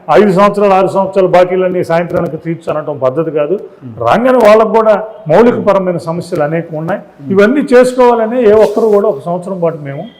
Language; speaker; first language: Telugu; native; Telugu